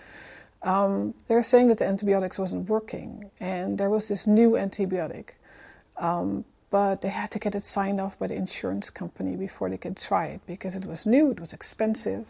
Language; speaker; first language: English; non-native, fluent; Dutch